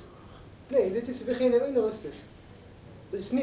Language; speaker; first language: Dutch; non-native, learner; Arabic